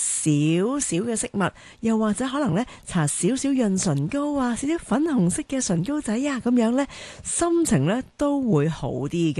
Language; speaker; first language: Cantonese; native; Cantonese